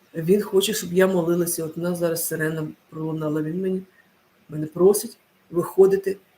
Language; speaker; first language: Ukrainian; non-native, local second language; Russian